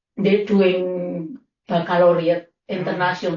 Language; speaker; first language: English; non-native, learner; Indonesian